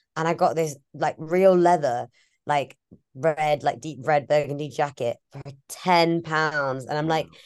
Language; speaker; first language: English; native; English